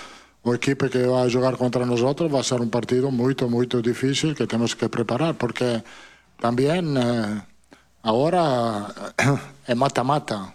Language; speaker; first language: Portuguese; non-native, fluent; Italian